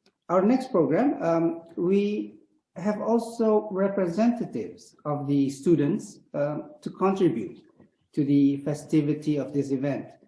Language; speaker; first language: English; non-native, fluent; Indonesian